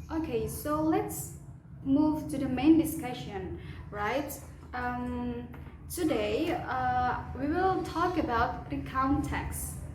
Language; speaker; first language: English; non-native, fluent; Indonesian